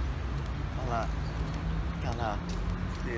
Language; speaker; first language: Portuguese; native; Portuguese